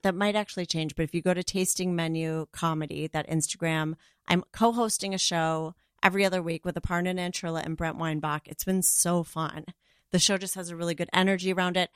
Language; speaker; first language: English; native; English